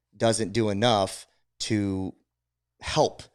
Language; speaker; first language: English; native; English